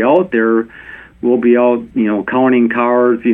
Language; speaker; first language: English; native; English